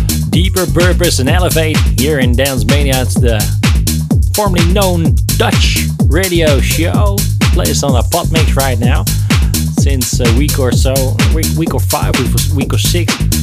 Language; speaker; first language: English; non-native, fluent; Dutch